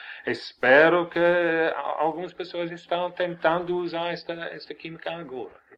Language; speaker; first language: Portuguese; non-native, fluent; English